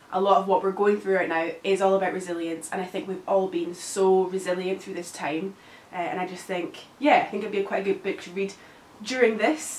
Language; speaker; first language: English; native; English